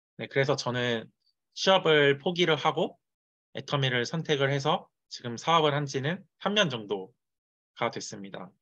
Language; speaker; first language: Korean; native; Korean